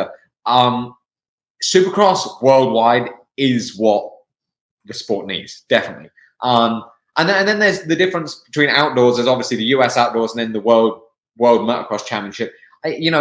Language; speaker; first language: English; native; English